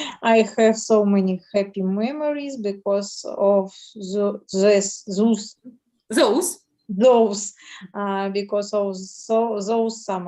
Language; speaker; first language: English; non-native, learner; Russian